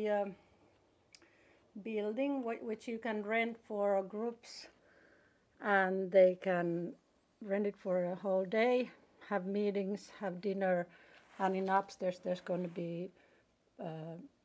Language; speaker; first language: English; non-native, fluent; Finnish